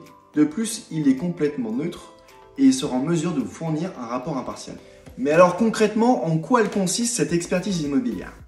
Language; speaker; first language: French; native; French